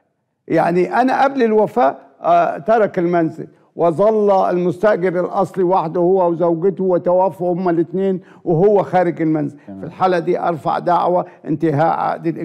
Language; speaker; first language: Arabic; native; Arabic